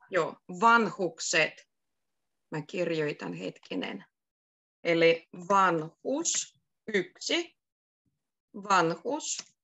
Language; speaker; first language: Finnish; native; Finnish